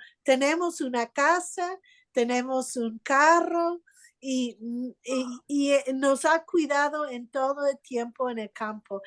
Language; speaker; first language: Spanish; non-native, fluent; English